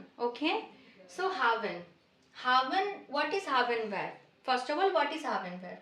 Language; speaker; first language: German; non-native, fluent; Hindi